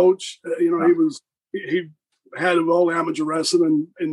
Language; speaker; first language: English; native; English